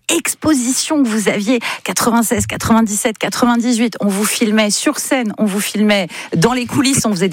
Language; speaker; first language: French; native; French